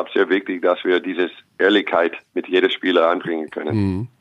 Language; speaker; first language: German; non-native, fluent; English